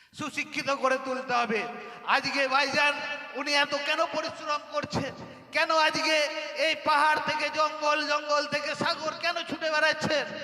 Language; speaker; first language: Bangla; non-native, local second language; Santali